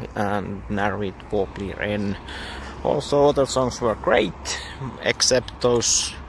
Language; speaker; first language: English; non-native, fluent; Finnish